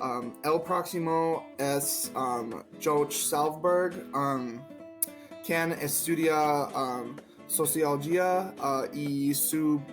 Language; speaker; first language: Spanish; non-native, learner; English